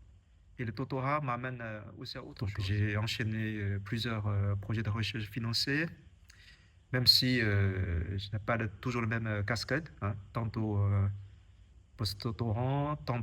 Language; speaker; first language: French; non-native, fluent; Chinese